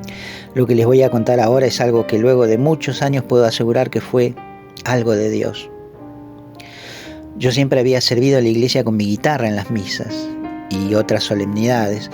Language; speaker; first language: Spanish; native; Spanish